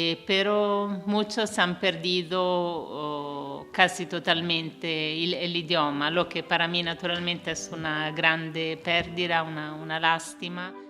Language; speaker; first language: Spanish; non-native, fluent; Italian